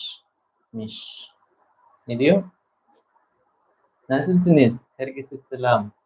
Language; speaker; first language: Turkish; non-native, learner; Filipino